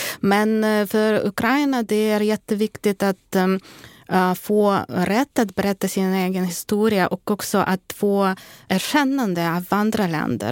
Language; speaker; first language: Swedish; non-native, fluent; Ukrainian